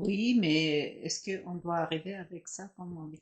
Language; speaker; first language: French; non-native, fluent; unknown